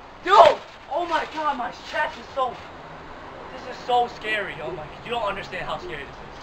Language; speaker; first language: English; native; English